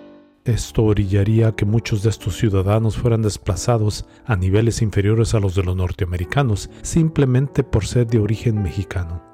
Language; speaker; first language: Spanish; native; Spanish